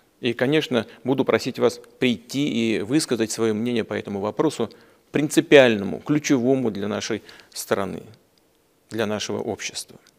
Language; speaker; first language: Russian; native; Russian